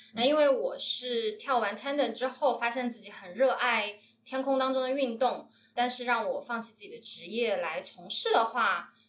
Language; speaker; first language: Chinese; native; Chinese